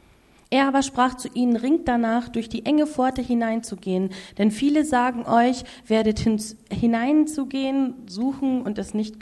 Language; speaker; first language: German; native; German